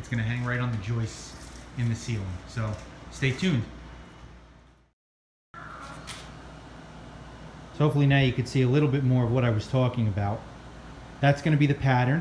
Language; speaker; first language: English; native; English